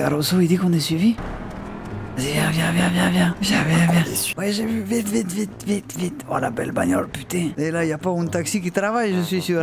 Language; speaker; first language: French; native; French